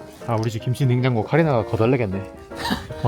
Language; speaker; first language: Korean; native; Korean